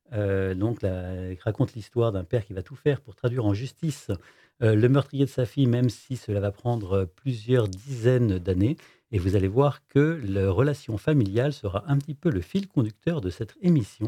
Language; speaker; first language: French; native; French